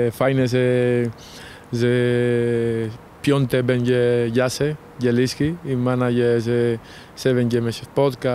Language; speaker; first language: Polish; non-native, learner; Spanish